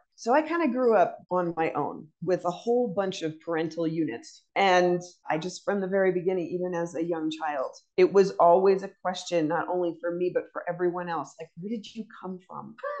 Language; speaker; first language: English; native; English